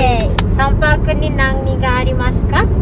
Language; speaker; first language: Japanese; non-native, fluent; Filipino